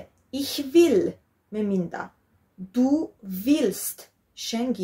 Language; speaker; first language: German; non-native, fluent; Georgian